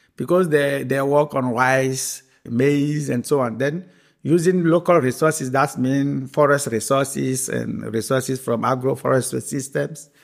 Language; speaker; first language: English; non-native, fluent; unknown